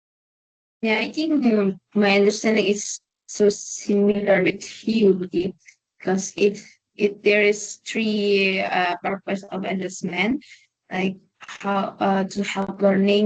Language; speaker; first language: English; non-native, learner; Indonesian